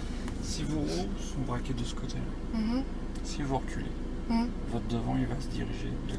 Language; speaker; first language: French; native; French